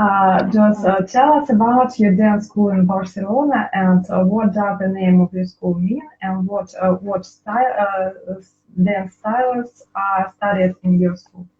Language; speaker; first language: English; non-native, learner; Russian